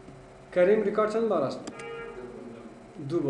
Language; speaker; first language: Persian; non-native, local second language; Pashto